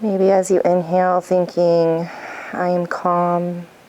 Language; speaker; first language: English; native; English